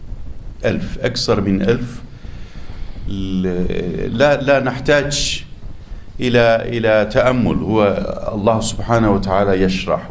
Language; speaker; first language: Arabic; non-native, fluent; Turkish